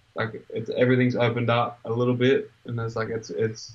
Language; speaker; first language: English; native; English